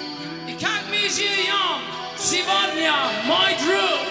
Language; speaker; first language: Russian; non-native, learner; German